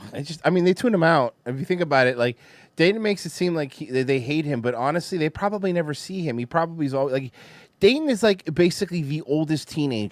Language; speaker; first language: English; native; English